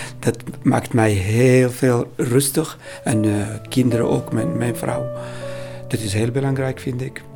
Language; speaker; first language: Dutch; non-native, learner; Arabic